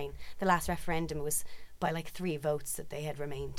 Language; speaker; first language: English; native; English